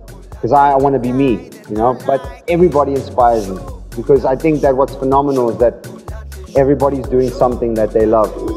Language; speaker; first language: English; early bilingual, other home language; Portuguese